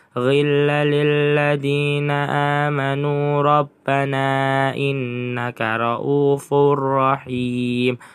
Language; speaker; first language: Arabic; non-native, learner; Indonesian